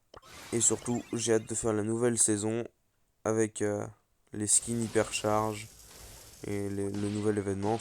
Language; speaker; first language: French; native; French